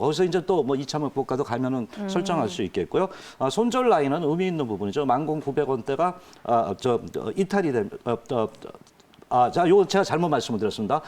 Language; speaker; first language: Korean; native; Korean